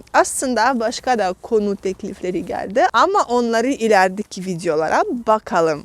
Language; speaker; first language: Turkish; non-native, fluent; Russian